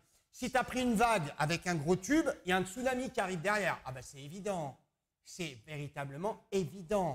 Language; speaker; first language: French; native; French